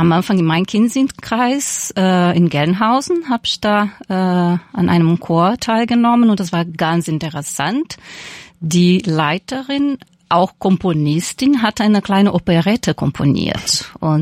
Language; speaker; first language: German; non-native, fluent; Portuguese